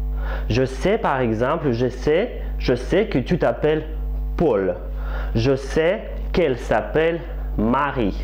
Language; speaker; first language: French; non-native, fluent; Russian